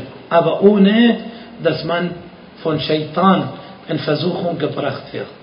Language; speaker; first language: German; non-native, fluent; Arabic